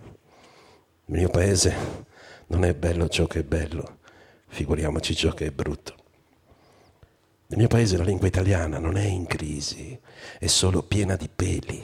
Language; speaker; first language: Italian; native; Italian